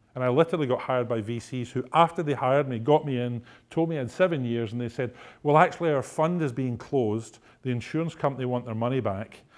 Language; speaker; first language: English; native; English